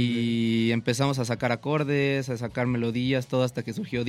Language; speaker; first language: Spanish; native; Spanish